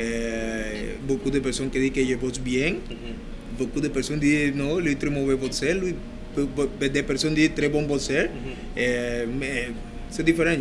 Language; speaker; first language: French; non-native, learner; Spanish